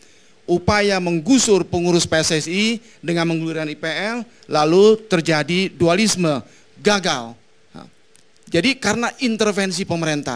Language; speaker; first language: Indonesian; native; Indonesian